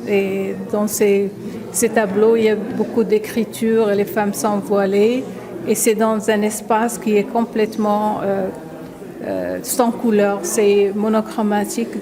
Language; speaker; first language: French; non-native, local second language; Arabic